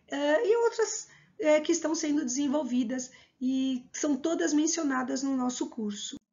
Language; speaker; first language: Portuguese; native; Portuguese